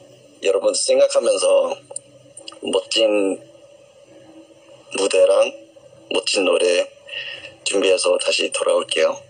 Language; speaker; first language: Korean; non-native, fluent; English